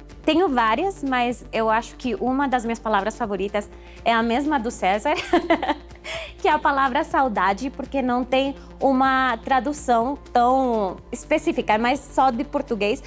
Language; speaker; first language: Portuguese; non-native, fluent; Spanish